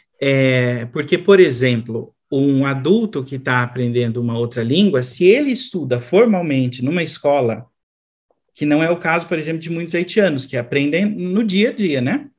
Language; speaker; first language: Portuguese; native; Portuguese